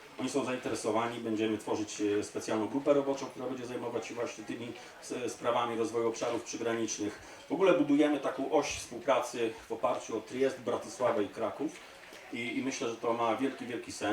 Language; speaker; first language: Polish; native; Polish